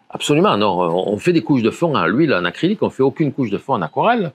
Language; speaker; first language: French; native; French